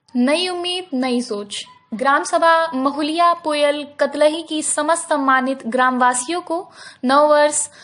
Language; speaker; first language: Hindi; native; Hindi